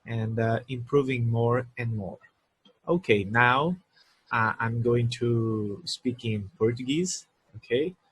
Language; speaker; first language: English; non-native, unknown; Portuguese